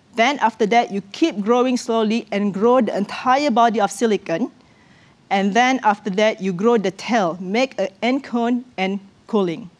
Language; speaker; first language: English; non-native, local second language; Malay